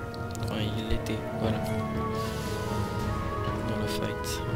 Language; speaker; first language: French; native; French